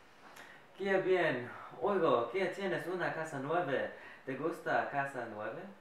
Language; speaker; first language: Spanish; non-native, learner; English